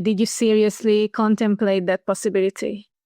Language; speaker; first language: English; native; English